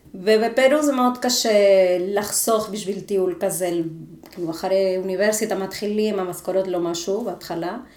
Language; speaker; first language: Hebrew; non-native, fluent; Spanish